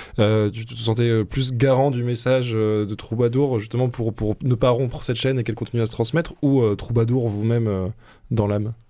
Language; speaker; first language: French; native; French